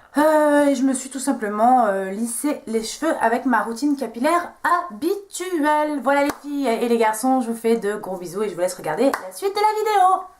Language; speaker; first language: French; native; French